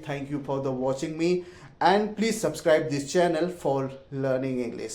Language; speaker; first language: English; non-native, learner; Hindi